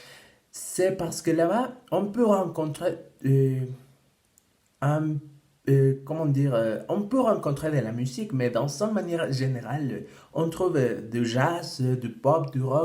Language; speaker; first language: French; non-native, fluent; Spanish